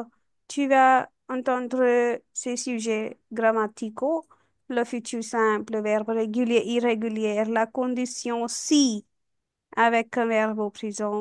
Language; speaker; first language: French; non-native, fluent; Hindi